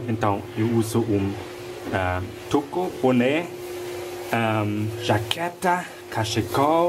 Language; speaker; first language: Portuguese; non-native, fluent; German